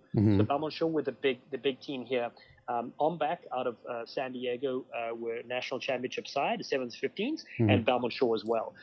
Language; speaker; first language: English; native; English